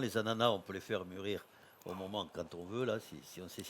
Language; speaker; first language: French; native; French